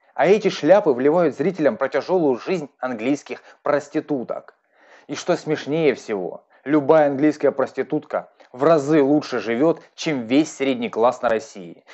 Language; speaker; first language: Russian; native; Russian